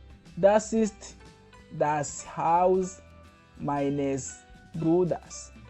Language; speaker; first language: German; non-native, fluent; Kinyarwanda